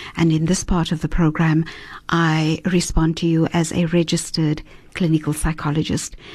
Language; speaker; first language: English; early bilingual, other home language; Afrikaans